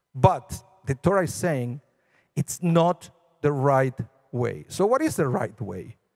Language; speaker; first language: English; non-native, fluent; Spanish